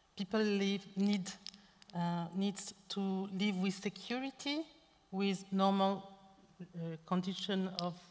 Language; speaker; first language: English; non-native, local second language; French